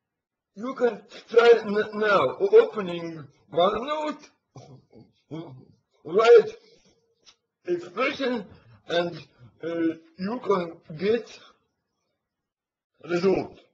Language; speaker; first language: English; non-native, learner; Latvian